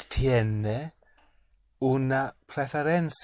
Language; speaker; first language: Spanish; non-native, learner; English